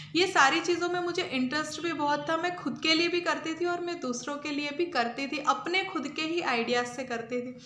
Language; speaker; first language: Hindi; non-native, local second language; Gujarati